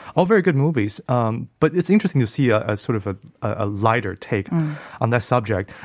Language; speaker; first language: English; non-native, fluent; Chinese